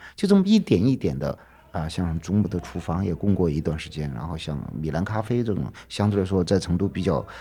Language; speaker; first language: Chinese; native; Chinese